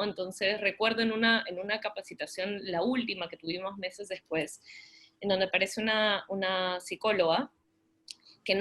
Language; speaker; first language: Spanish; native; Spanish